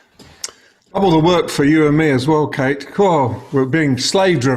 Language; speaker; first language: English; native; English